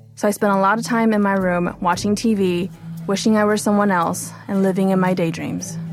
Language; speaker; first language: English; early bilingual, other home language; Chinese